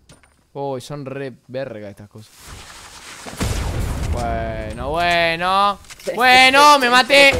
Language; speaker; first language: Spanish; native; Spanish